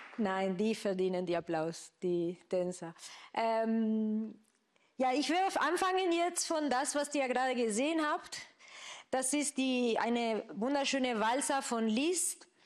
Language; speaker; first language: German; non-native, fluent; Spanish